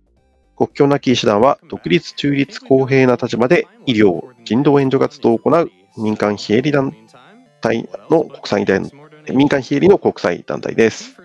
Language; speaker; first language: Japanese; native; Japanese